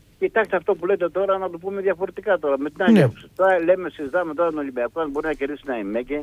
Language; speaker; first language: Greek; native; Greek